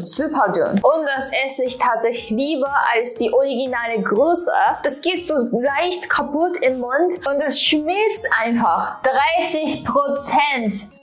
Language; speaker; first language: German; non-native, fluent; Japanese